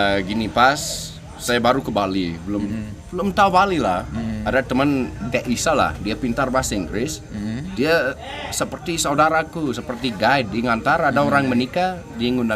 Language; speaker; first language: Indonesian; non-native, fluent; English